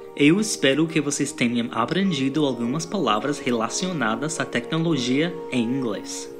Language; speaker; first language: Portuguese; non-native, fluent; English